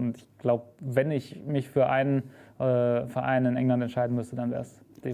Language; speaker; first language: German; native; German